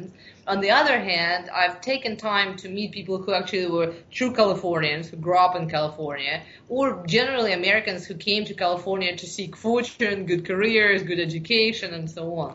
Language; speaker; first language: English; non-native, fluent; Ukrainian